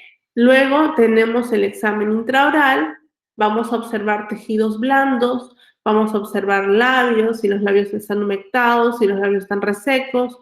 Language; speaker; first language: Spanish; native; Spanish